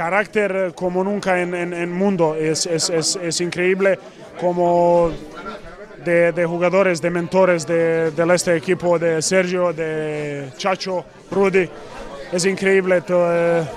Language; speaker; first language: Spanish; non-native, learner; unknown